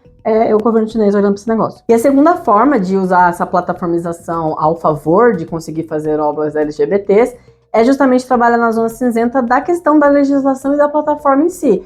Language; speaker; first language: Portuguese; native; Portuguese